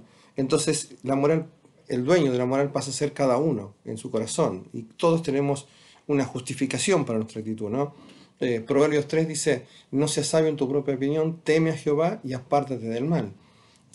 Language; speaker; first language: Spanish; native; Spanish